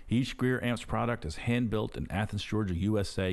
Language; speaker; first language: English; native; English